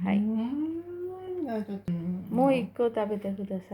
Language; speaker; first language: Japanese; non-native, learner; Bangla